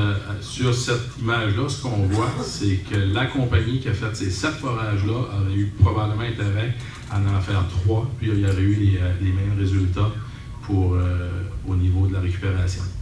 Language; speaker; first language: French; native; French